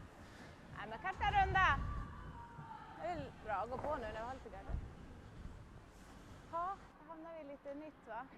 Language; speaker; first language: Swedish; native; Swedish